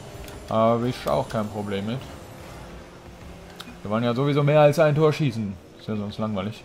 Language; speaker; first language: German; native; German